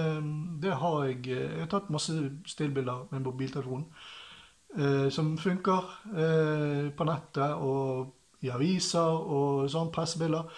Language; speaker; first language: Norwegian; native; Norwegian